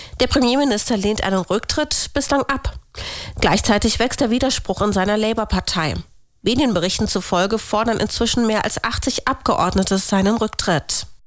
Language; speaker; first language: German; native; German